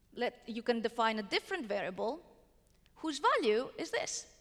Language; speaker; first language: English; non-native, fluent; Greek